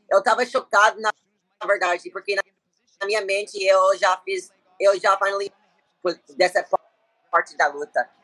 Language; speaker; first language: Portuguese; non-native, learner; English